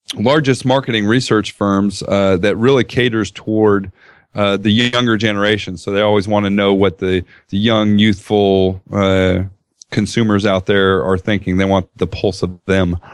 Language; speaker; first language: English; native; English